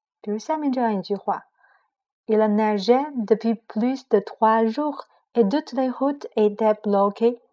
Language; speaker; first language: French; non-native, fluent; Chinese